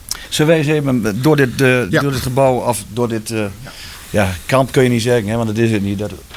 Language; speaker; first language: Dutch; native; Dutch